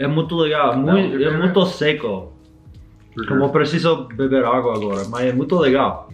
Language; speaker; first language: Portuguese; non-native, learner; English